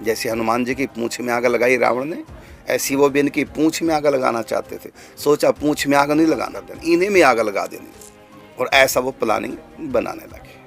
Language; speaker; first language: Hindi; native; Hindi